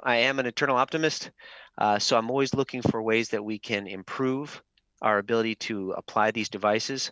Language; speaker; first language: English; native; English